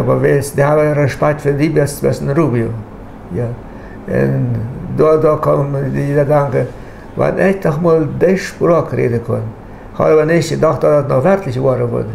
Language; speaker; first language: German; non-native, local second language; Low German